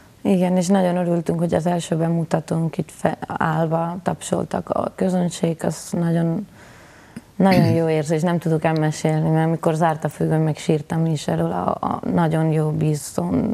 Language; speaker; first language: Hungarian; non-native, learner; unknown